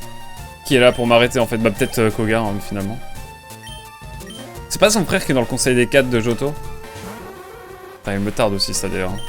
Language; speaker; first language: French; native; French